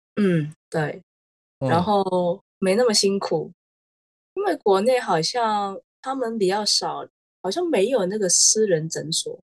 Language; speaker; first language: Chinese; non-native, local second language; Cantonese